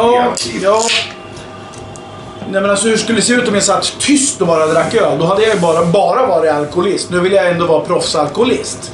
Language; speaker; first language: Swedish; native; Swedish